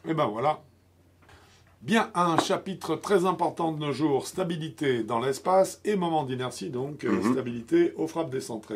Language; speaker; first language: French; native; French